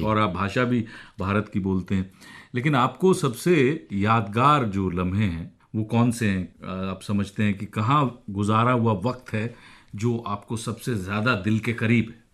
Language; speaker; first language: Hindi; native; Hindi